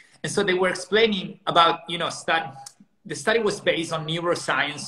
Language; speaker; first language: English; non-native, fluent; Italian